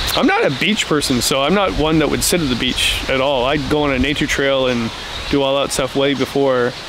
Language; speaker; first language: English; native; English